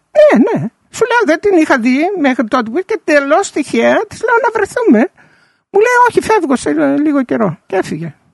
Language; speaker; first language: Greek; native; Greek